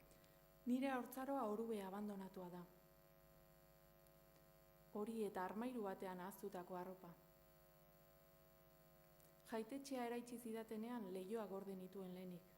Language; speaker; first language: Basque; native; Basque